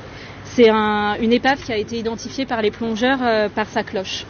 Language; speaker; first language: French; native; French